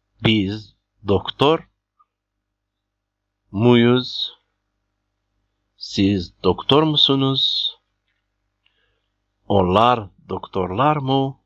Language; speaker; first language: Turkish; non-native, fluent; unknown